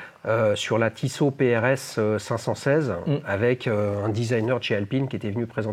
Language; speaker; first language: French; native; French